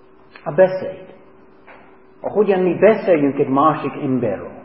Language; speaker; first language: Hungarian; non-native, fluent; English